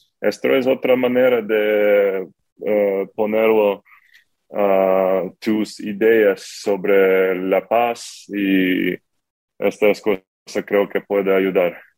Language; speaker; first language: Spanish; non-native, learner; Ukrainian